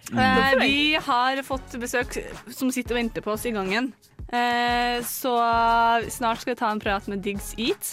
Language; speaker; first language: Norwegian; native; Norwegian